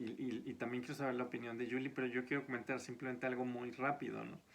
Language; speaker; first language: Spanish; native; Spanish